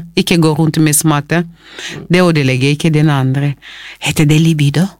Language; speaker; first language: Norwegian; non-native, fluent; Lingala